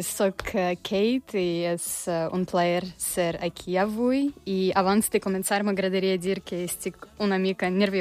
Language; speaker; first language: Catalan; non-native, learner; Russian